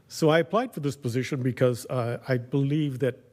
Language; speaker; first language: English; native; English